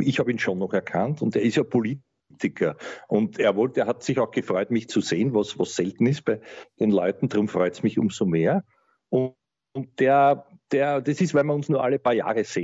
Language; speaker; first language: German; native; German